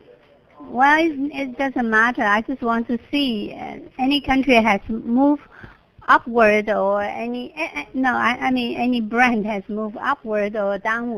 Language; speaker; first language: English; non-native, fluent; Chinese